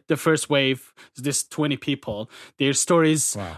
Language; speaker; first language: English; non-native, fluent; Adyghe